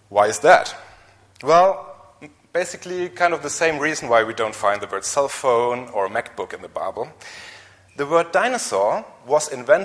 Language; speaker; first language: English; non-native, fluent; German